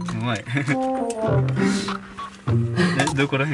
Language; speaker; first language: Japanese; native; Japanese